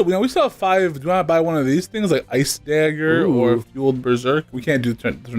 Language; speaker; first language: English; native; English